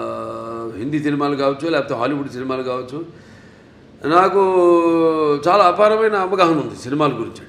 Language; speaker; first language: Telugu; native; Telugu